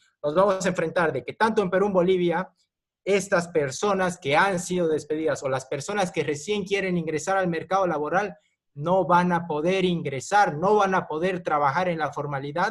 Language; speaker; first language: Spanish; native; Spanish